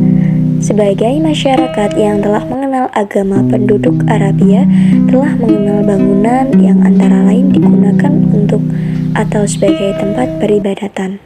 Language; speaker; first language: Indonesian; native; Indonesian